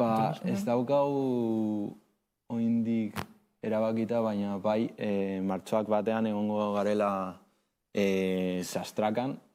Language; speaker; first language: Basque; non-native, local second language; Spanish